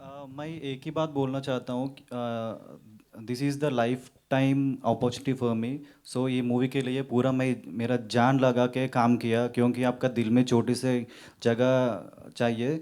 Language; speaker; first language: Hindi; non-native, local second language; Telugu